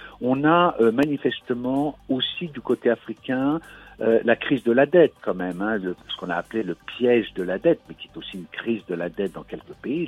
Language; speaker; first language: French; native; French